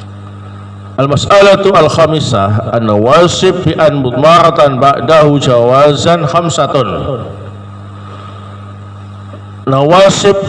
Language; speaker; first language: Arabic; non-native, fluent; Indonesian